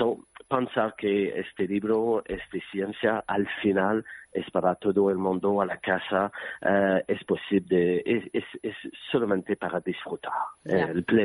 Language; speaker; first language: Spanish; non-native, learner; French